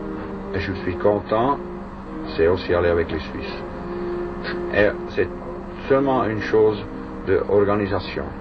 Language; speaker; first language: French; non-native, fluent; German